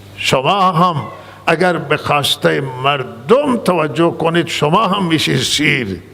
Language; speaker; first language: Persian; non-native, local second language; Baluchi